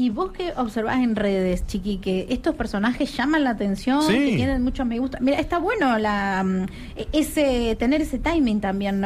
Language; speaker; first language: Spanish; native; Spanish